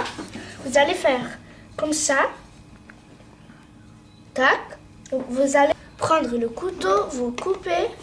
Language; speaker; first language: French; non-native, learner; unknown